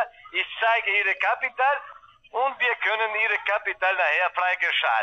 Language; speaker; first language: German; non-native, learner; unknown